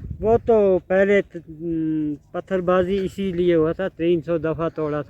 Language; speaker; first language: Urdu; non-native, local second language; Kashmiri